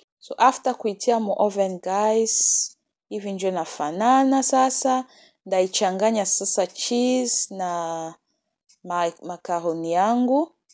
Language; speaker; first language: Swahili; native; Swahili